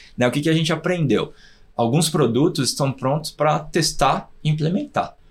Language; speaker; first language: Portuguese; native; Portuguese